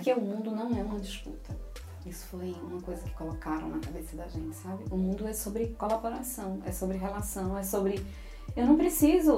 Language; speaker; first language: Portuguese; native; Portuguese